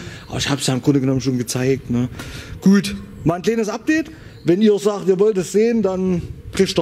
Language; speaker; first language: German; native; German